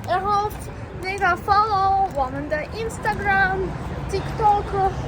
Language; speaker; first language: Chinese; non-native, fluent; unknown